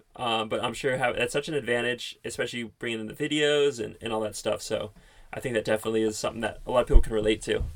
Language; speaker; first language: English; native; English